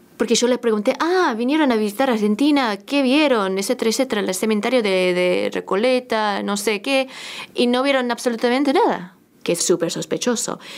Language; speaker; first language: Spanish; early bilingual, other home language; Korean